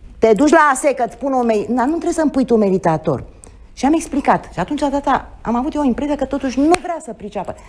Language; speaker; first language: Romanian; native; Romanian